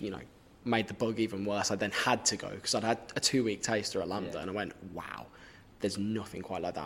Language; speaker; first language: English; native; English